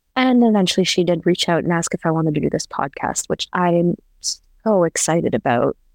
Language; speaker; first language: English; native; English